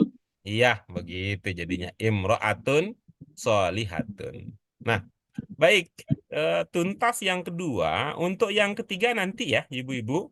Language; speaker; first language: Indonesian; native; Indonesian